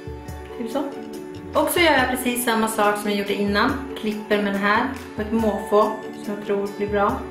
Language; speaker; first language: Swedish; native; Swedish